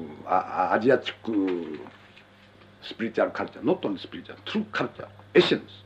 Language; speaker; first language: English; non-native, learner; Japanese